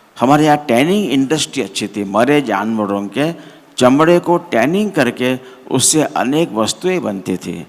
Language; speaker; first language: Hindi; non-native, local second language; Marathi